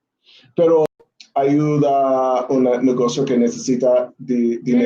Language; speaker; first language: Spanish; non-native, learner; English